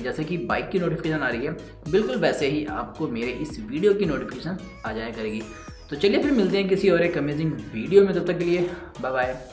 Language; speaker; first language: Hindi; native; Hindi